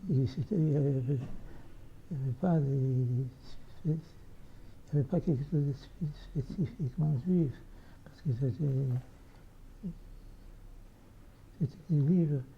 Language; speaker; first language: French; non-native, fluent; Yiddish